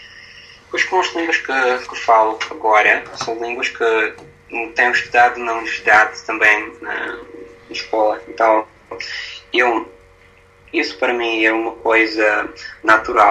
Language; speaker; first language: Portuguese; non-native, fluent; English